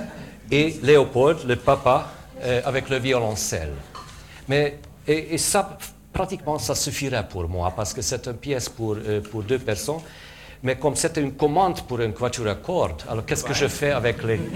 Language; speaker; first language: French; non-native, fluent; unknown